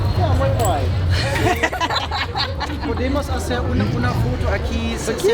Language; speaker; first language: Spanish; non-native, learner; German